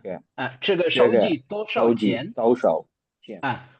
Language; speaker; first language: Chinese; non-native, fluent; Tamil